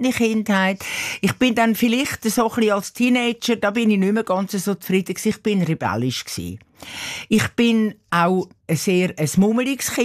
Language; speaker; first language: German; native; German